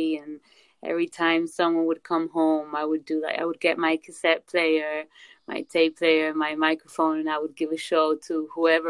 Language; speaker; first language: English; non-native, fluent; Spanish